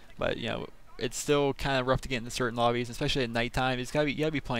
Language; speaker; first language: English; native; English